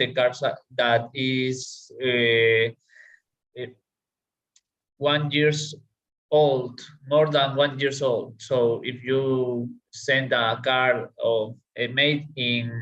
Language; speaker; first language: English; non-native, learner; Spanish